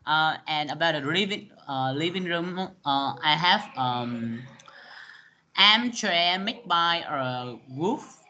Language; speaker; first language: English; non-native, learner; Vietnamese